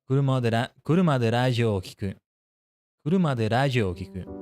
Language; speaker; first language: Japanese; non-native, learner; English